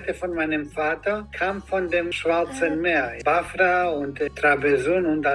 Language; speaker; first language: German; non-native, fluent; Greek